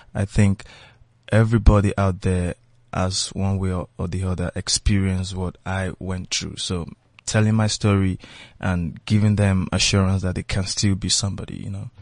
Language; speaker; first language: English; non-native, local second language; Yoruba